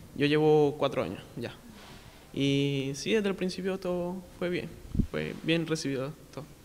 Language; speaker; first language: Spanish; native; Spanish